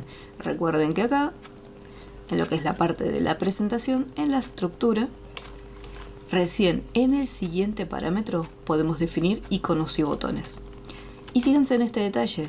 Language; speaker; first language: Spanish; native; Spanish